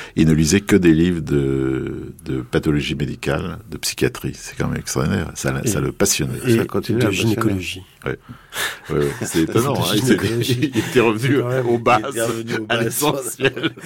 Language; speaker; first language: French; native; French